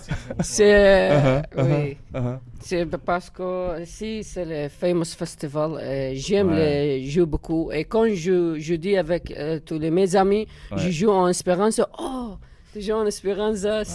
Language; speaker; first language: French; non-native, learner; Arabic